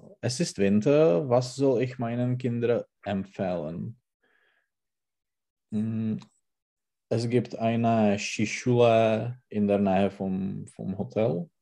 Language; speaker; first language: German; non-native, learner; Czech